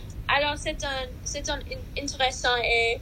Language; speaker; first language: French; non-native, learner; English